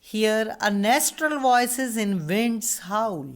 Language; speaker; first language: English; non-native, local second language; Punjabi